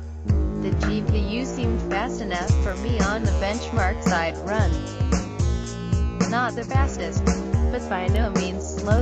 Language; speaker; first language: English; native; English